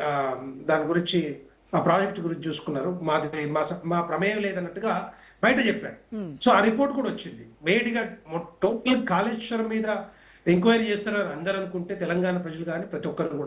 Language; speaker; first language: Telugu; native; Telugu